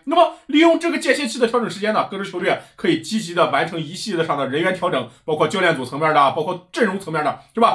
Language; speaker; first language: Chinese; native; Chinese